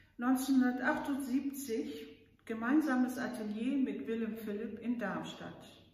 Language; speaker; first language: German; native; German